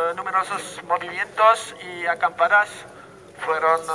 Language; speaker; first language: Spanish; non-native, learner; French